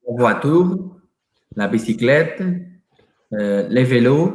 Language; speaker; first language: French; non-native, learner; Portuguese